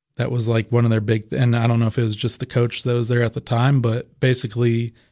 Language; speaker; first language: English; native; English